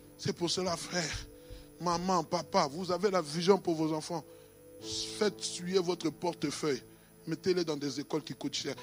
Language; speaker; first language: French; non-native, local second language; Lingala